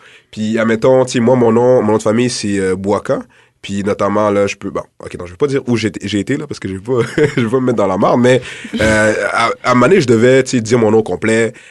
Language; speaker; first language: French; early bilingual, other home language; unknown